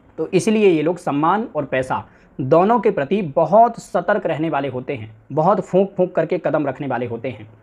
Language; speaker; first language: Hindi; native; Hindi